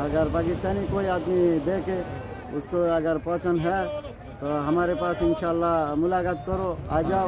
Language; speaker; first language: Hindi; non-native, learner; Bangla